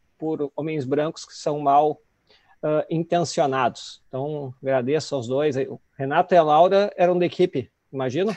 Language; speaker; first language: Portuguese; native; Portuguese